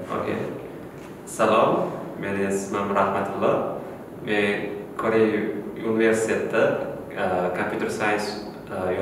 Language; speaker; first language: English; non-native, fluent; Uzbek